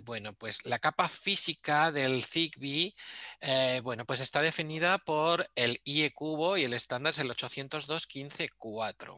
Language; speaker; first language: Spanish; native; Spanish